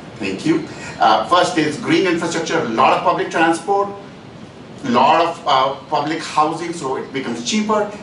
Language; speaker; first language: English; non-native, local second language; Hindi